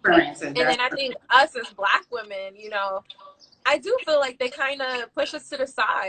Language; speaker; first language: English; native; English